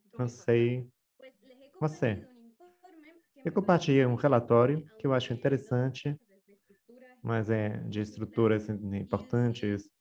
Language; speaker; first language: Portuguese; non-native, fluent; Spanish